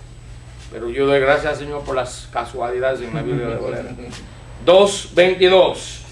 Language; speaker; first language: Spanish; non-native, fluent; English